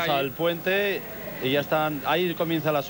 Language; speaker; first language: Spanish; native; Spanish